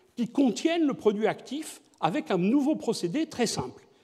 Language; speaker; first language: French; native; French